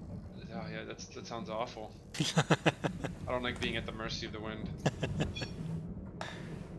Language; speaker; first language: English; native; English